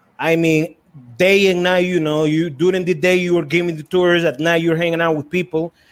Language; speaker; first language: English; non-native, fluent; Spanish